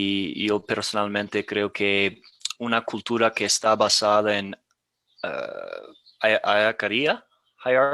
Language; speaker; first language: Spanish; non-native, fluent; English